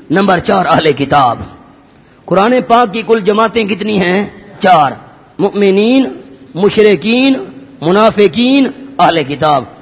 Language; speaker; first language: Urdu; non-native, local second language; Pashto